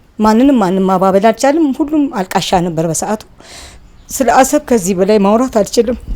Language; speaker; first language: Amharic; native; Amharic